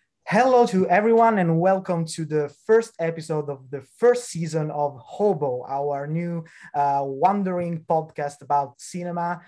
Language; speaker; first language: English; non-native, fluent; Italian